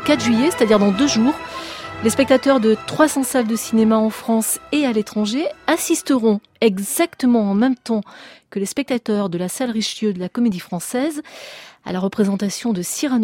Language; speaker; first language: French; native; French